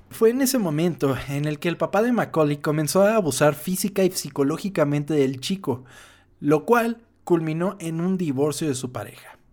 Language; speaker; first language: Spanish; non-native, fluent; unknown